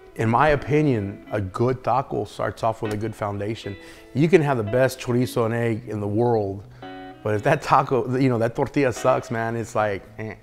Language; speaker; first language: English; native; English